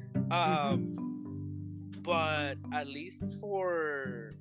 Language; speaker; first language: English; native; English